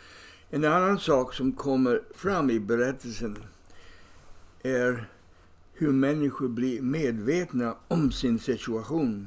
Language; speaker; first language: Swedish; non-native, fluent; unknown